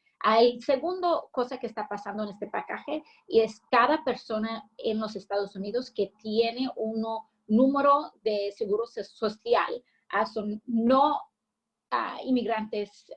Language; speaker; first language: Spanish; early bilingual, heritage; English